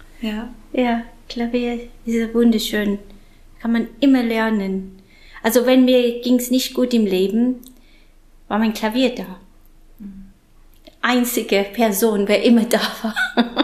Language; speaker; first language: German; non-native, fluent; English